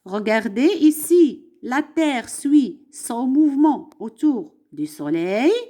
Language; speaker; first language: French; non-native, local second language; Arabic